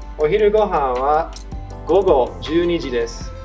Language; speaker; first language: Japanese; non-native, learner; English